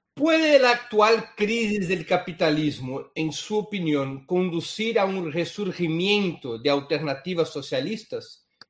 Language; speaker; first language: Spanish; non-native, fluent; Portuguese